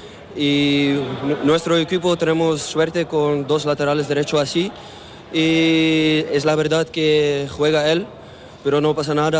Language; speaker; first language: Spanish; non-native, learner; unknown